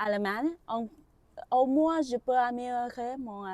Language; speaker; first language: French; non-native, learner; Vietnamese